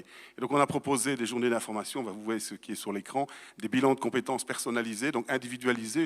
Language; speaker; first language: French; native; French